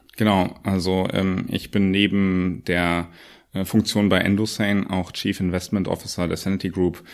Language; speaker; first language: German; native; German